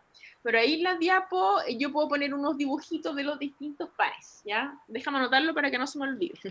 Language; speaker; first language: Spanish; native; Spanish